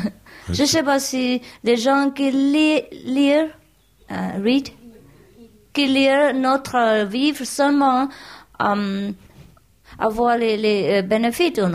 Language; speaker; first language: French; non-native, learner; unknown